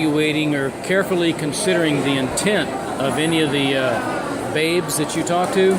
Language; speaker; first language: English; native; English